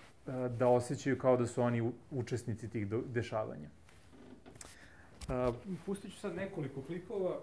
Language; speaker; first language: Serbian; native; Serbian